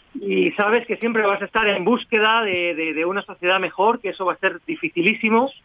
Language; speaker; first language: Spanish; native; Spanish